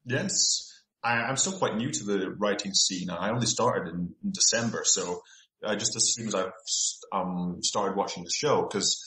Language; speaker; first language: English; native; English